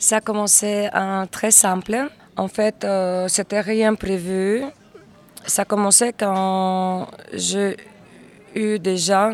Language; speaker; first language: French; non-native, fluent; Russian